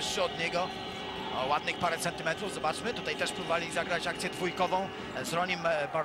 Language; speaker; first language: Polish; native; Polish